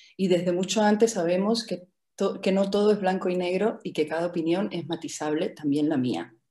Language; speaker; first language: Spanish; native; Spanish